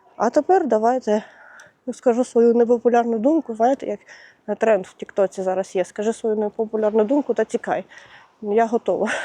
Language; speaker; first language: Ukrainian; non-native, local second language; Russian